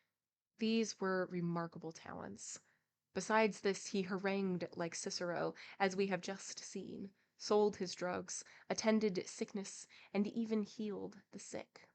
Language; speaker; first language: English; native; English